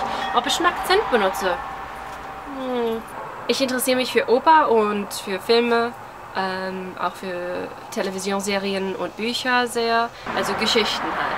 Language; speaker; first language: German; early bilingual, heritage; English